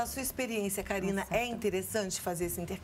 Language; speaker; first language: Portuguese; native; Portuguese